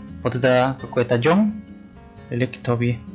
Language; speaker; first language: Russian; non-native, learner; Spanish